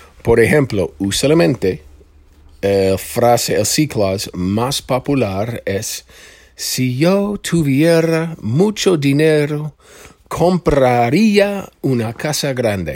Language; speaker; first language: Spanish; non-native, fluent; English